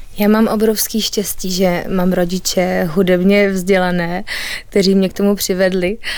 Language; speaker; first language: Czech; native; Czech